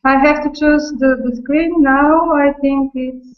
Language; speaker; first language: English; non-native, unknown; Bulgarian